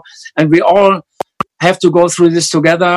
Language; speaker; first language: English; non-native, fluent; German